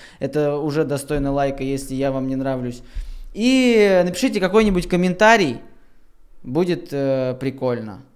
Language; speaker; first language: Russian; native; Russian